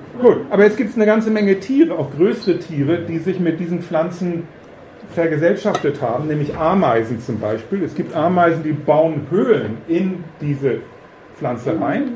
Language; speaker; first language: German; native; German